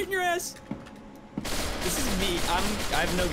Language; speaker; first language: English; native; English